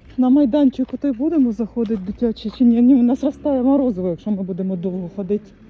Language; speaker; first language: Ukrainian; native; Ukrainian